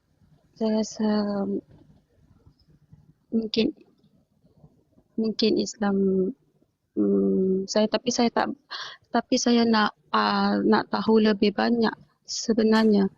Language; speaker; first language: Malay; non-native, local second language; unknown